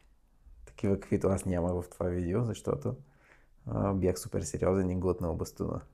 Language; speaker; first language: Bulgarian; native; Bulgarian